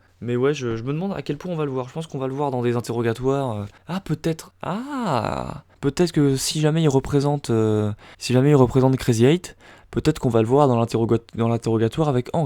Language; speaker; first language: French; native; French